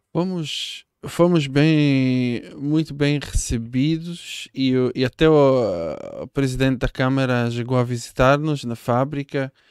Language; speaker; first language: Portuguese; non-native, fluent; Hebrew